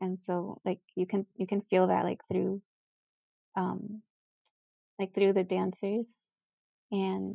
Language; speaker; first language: English; early bilingual, other home language; Spanish